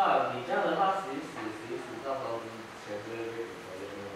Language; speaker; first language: Chinese; native; Chinese